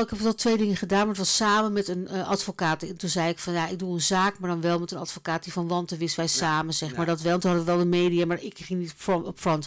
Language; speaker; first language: Dutch; native; Dutch